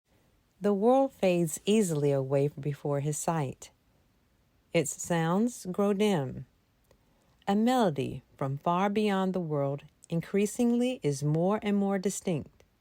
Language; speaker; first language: English; native; English